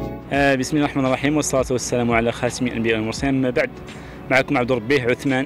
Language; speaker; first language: Arabic; native; Arabic